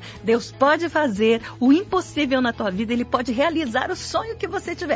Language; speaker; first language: Portuguese; native; Portuguese